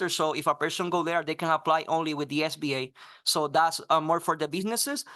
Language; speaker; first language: English; non-native, fluent; Spanish